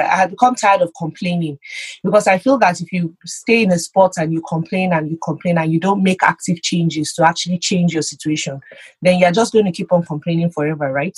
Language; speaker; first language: English; non-native, local second language; Yoruba